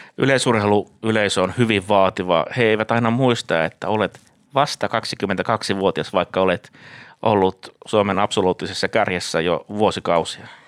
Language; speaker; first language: Finnish; native; Finnish